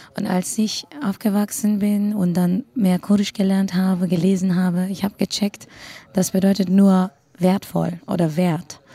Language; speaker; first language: German; non-native, fluent; Kurdish